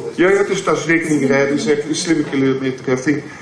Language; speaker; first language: Dutch; non-native, local second language; French